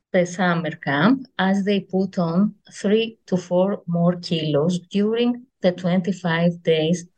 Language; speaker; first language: English; non-native, fluent; Greek